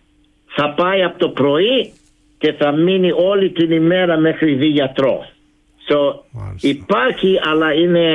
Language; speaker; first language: Greek; early bilingual, heritage; Greek